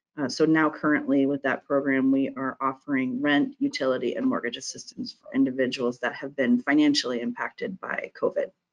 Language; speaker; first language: English; native; English